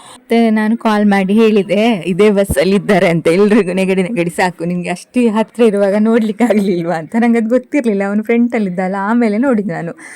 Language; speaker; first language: Kannada; non-native, local second language; Tulu